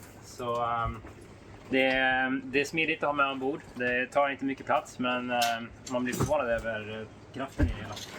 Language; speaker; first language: Swedish; native; Swedish